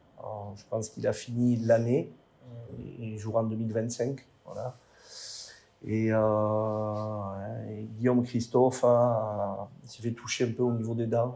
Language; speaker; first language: French; native; French